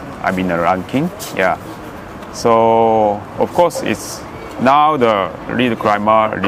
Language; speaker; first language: English; non-native, learner; Japanese